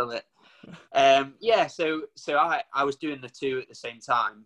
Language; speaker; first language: English; native; English